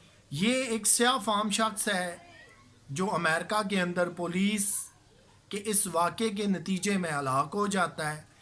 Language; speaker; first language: Urdu; native; Urdu